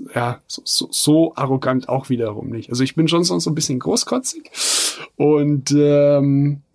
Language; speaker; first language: German; non-native, fluent; Bosnian